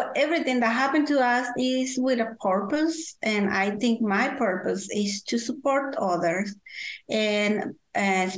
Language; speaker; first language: English; non-native, fluent; Spanish